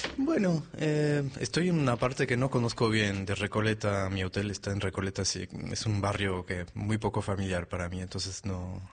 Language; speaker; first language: Spanish; non-native, fluent; French